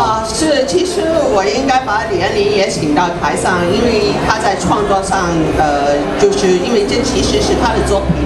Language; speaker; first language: Chinese; non-native, local second language; Cantonese